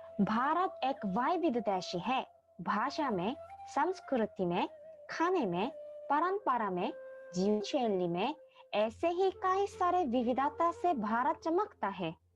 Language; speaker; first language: Hindi; non-native, learner; Korean